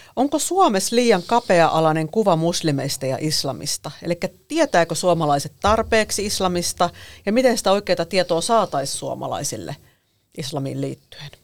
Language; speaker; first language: Finnish; native; Finnish